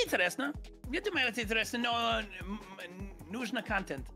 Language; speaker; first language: Russian; non-native, learner; English